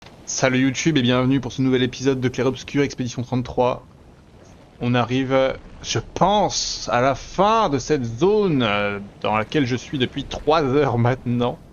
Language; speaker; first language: French; native; French